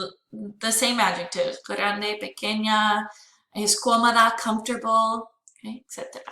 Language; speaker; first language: Spanish; non-native, fluent; English